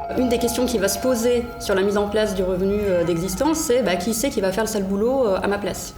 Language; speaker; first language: French; native; French